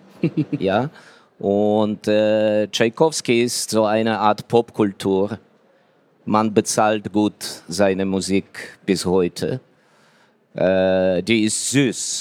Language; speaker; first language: German; non-native, fluent; Ukrainian